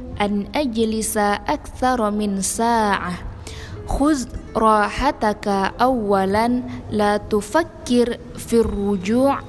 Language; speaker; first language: Arabic; non-native, learner; Indonesian